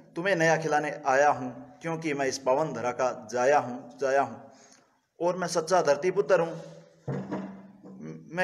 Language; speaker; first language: Hindi; native; Hindi